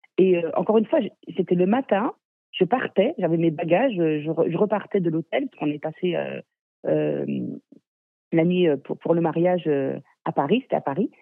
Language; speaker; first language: French; native; French